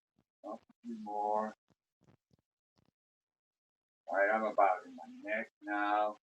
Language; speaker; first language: English; native; English